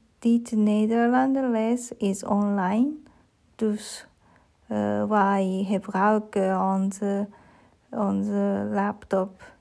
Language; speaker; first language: Dutch; non-native, learner; German